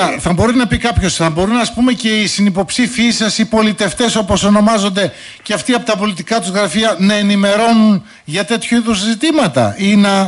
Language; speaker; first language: Greek; native; Greek